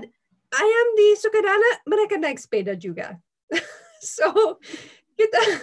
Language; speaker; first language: Indonesian; non-native, fluent; English